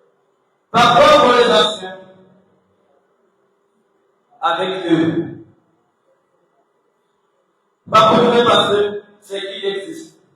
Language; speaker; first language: French; non-native, local second language; Comorian